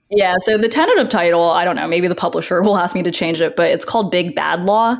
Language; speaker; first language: English; early bilingual, other home language; Chinese